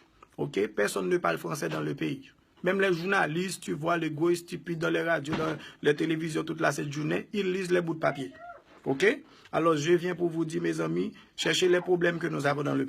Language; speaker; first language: French; non-native, local second language; Haitian Creole